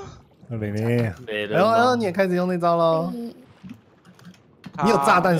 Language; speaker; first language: Chinese; native; Chinese